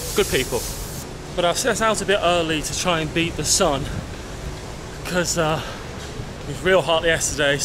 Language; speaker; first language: English; native; English